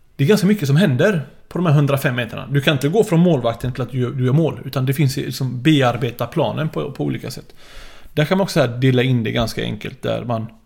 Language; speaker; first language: Swedish; early bilingual, other home language; Arabic